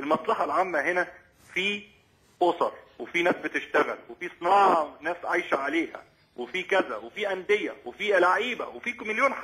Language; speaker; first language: Arabic; native; Arabic